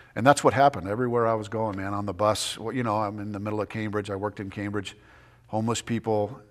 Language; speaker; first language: English; native; English